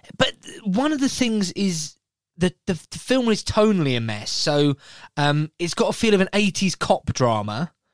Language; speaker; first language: English; native; English